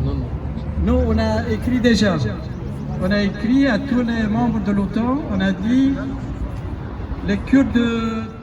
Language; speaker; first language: French; non-native, fluent; Kurdish